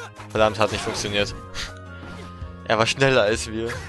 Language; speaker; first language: German; native; German